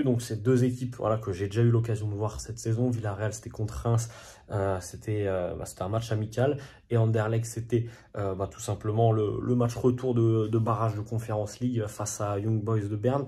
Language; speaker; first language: French; native; French